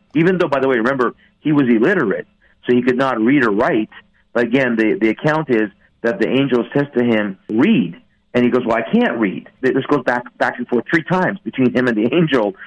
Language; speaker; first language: English; non-native, fluent; Persian